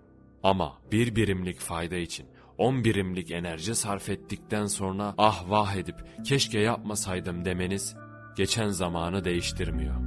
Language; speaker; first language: Turkish; native; Turkish